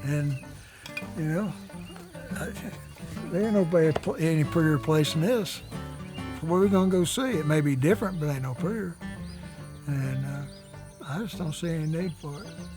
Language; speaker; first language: English; native; English